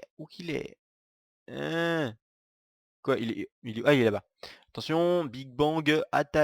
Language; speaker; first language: French; native; French